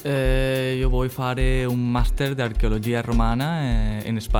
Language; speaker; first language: Italian; non-native, learner; Spanish